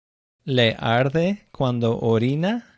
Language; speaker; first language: Spanish; non-native, fluent; English